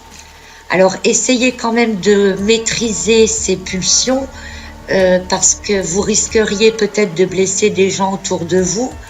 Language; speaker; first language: French; native; French